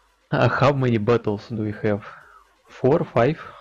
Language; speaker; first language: English; non-native, learner; Russian